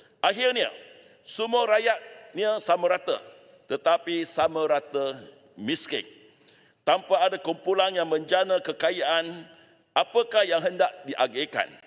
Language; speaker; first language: Malay; non-native, local second language; Chinese